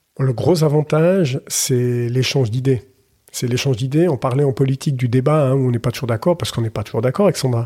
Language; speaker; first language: French; native; French